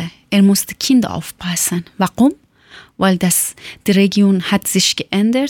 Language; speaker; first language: German; non-native, fluent; Persian